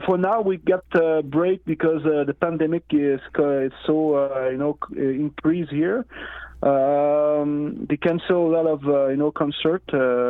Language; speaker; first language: English; non-native, fluent; Innu-aimun